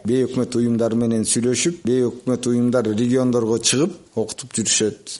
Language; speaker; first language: Kyrgyz; native; Kyrgyz